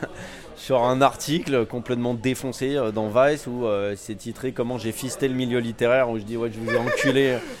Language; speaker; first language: French; native; French